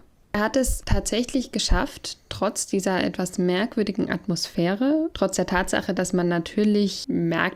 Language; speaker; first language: German; native; German